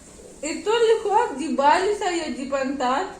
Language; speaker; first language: Indonesian; non-native, learner; Russian